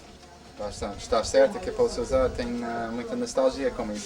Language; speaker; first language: Portuguese; non-native, fluent; English